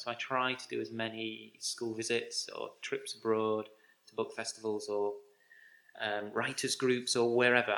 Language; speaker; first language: English; native; English